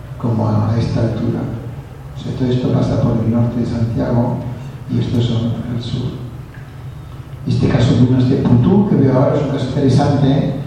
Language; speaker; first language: Spanish; non-native, local second language; Catalan